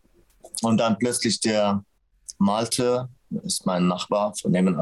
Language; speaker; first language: German; non-native, fluent; Arabic